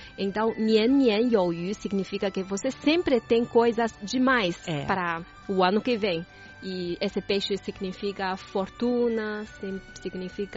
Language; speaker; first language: Portuguese; non-native, fluent; Chinese